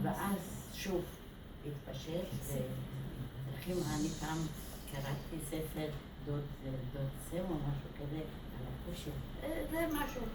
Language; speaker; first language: Hebrew; non-native, fluent; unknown